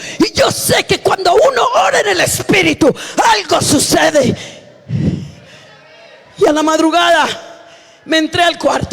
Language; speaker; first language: Spanish; native; Spanish